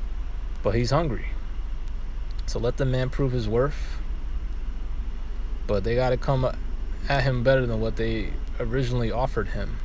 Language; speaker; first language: English; native; English